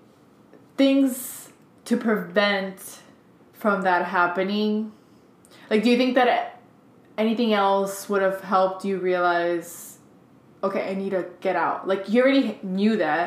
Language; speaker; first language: English; early bilingual, other home language; Spanish